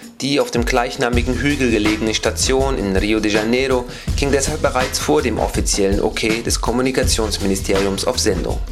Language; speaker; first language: German; native; German